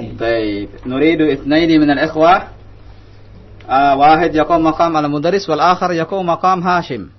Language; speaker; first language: Arabic; non-native, fluent; Indonesian